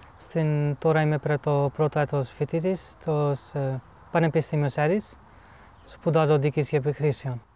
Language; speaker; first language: Greek; non-native, learner; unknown